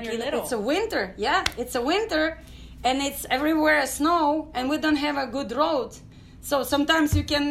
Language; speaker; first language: English; non-native, learner; Ukrainian